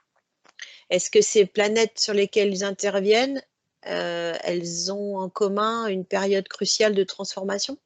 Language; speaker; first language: French; native; French